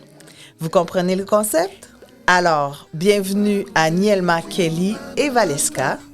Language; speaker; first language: French; native; French